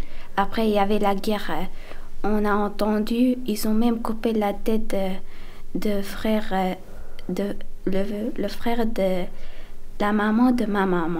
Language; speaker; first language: French; non-native, learner; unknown